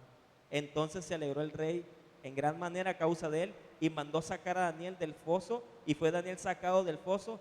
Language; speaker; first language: Spanish; native; Spanish